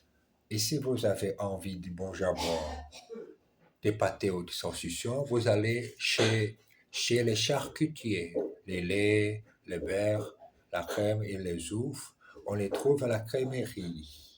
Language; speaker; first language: French; non-native, learner; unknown